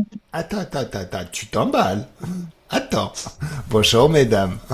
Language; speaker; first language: French; native; French